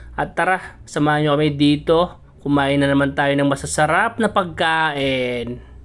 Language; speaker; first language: Filipino; non-native, local second language; Pampanga